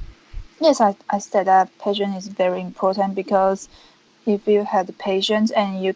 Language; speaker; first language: English; non-native, learner; Chinese